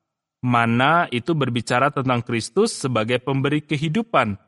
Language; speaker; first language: Indonesian; native; Indonesian